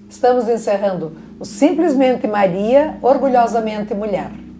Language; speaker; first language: Portuguese; native; Portuguese